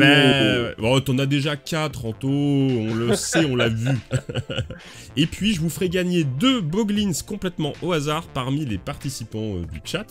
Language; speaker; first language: French; native; French